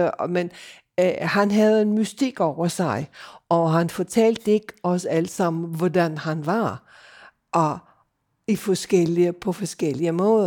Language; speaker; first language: Danish; non-native, fluent; English